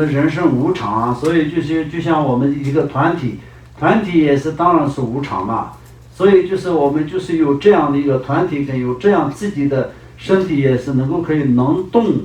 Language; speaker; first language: Chinese; non-native, local second language; Tibetan